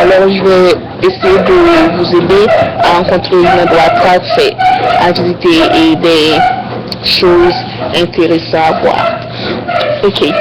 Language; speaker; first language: French; non-native, learner; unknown